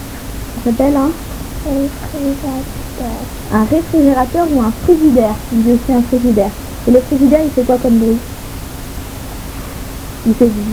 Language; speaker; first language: French; native; French